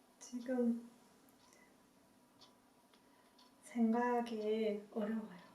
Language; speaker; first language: Korean; non-native, learner; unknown